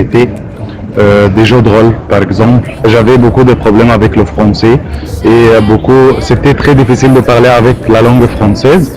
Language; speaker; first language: French; non-native, learner; Arabic